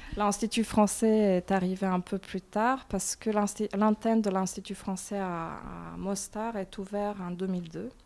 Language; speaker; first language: French; non-native, fluent; Bosnian